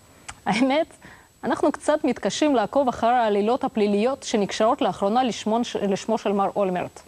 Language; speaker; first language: Hebrew; non-native, local second language; Russian